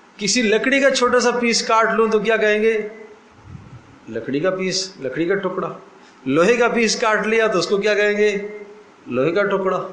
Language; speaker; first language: Urdu; native; Urdu